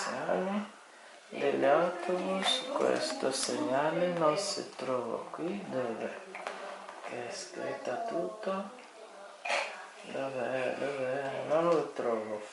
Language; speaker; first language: Italian; non-native, learner; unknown